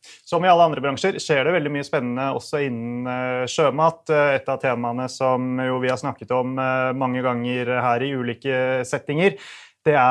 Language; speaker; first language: Norwegian; native; Norwegian